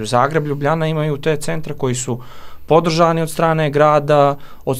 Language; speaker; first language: Serbian; native; Serbian